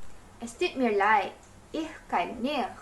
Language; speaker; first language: German; non-native, learner; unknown